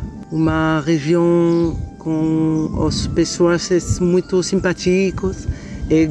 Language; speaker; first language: Portuguese; non-native, learner; French